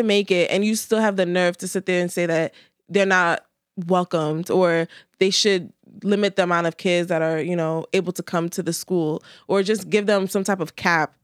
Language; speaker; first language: English; native; English